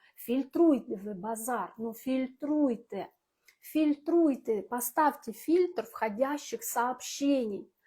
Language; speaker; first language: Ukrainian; non-native, local second language; Russian